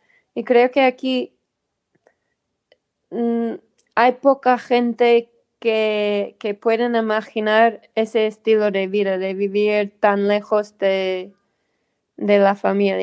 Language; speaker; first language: Spanish; non-native, fluent; English